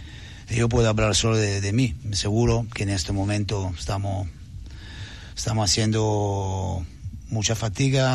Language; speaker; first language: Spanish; non-native, learner; Italian